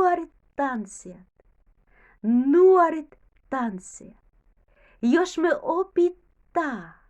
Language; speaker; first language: Finnish; non-native, learner; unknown